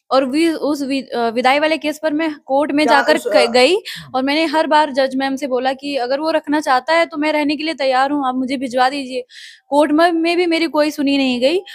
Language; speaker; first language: Hindi; native; Hindi